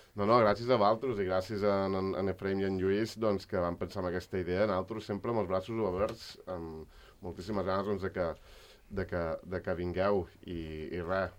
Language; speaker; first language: Catalan; native; Catalan